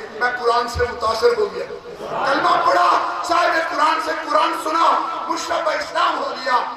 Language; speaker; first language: Urdu; non-native, local second language; Saraiki